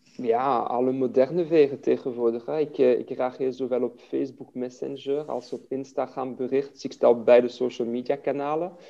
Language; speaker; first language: Dutch; non-native, fluent; French